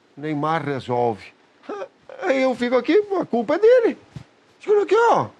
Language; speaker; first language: Portuguese; native; Portuguese